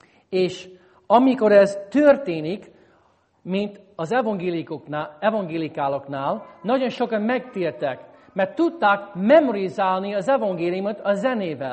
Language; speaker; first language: Hungarian; non-native, fluent; English